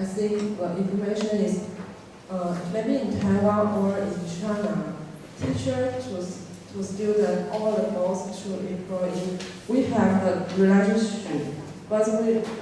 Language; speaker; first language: English; non-native, learner; Chinese